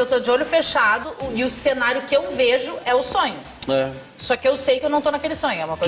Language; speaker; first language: Portuguese; native; Portuguese